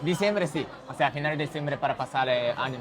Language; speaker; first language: Spanish; non-native, learner; Japanese